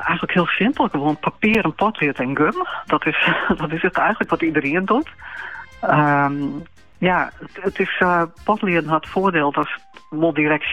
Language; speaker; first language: Dutch; native; Dutch